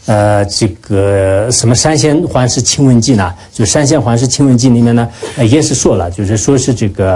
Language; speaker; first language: Chinese; non-native, local second language; Tibetan